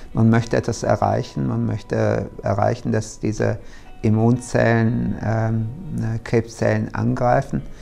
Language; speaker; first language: German; early bilingual, other home language; Turkish